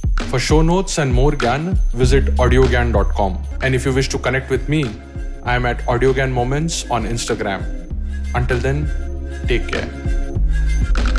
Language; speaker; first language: English; non-native, local second language; Marathi